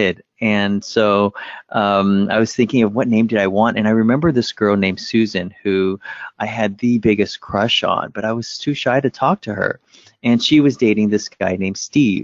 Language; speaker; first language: English; early bilingual, other home language; Vietnamese